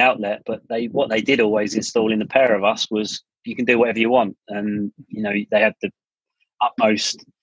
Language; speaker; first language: English; native; English